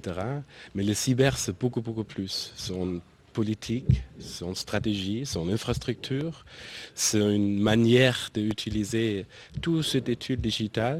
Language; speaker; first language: French; non-native, fluent; German